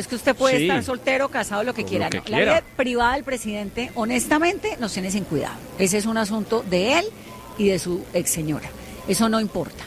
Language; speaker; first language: Spanish; native; Spanish